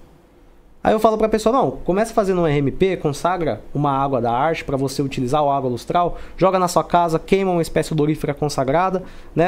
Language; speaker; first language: Portuguese; native; Portuguese